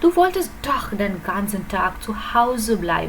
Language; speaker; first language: German; non-native, fluent; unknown